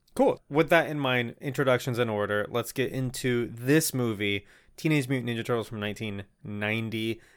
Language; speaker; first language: English; non-native, fluent; Spanish